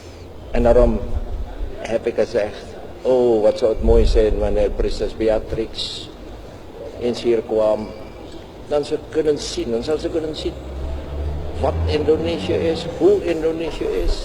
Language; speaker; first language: Dutch; non-native, local second language; Indonesian